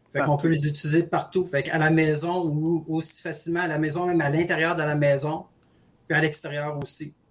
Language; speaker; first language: French; native; French